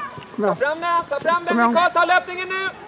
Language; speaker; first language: Swedish; native; Swedish